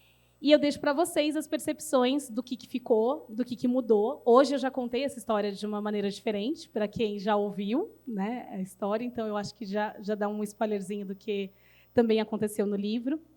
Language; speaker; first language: Portuguese; native; Portuguese